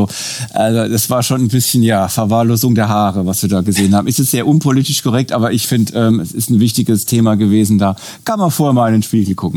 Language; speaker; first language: German; native; German